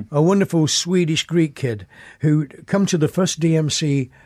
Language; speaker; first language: English; native; English